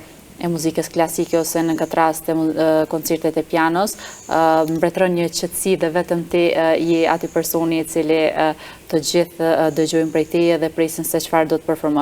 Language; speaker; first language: Albanian; native; Albanian